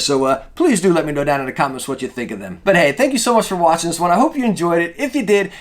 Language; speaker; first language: English; native; English